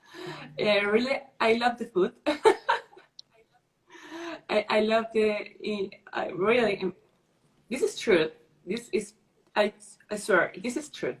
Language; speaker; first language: English; non-native, learner; Spanish